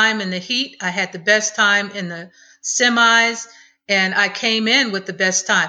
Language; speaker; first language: English; native; English